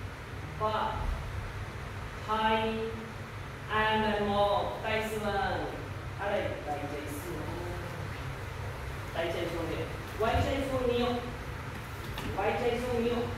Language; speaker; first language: Vietnamese; non-native, learner; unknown